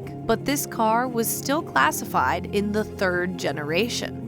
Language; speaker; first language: English; native; English